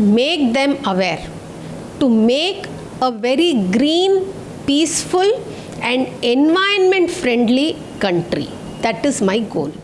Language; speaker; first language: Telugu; non-native, learner; Tamil